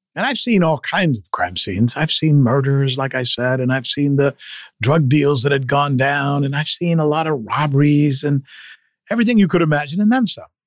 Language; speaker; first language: English; early bilingual, other home language; Spanish